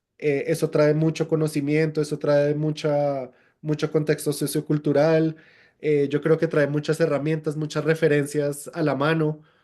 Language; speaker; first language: Spanish; native; Spanish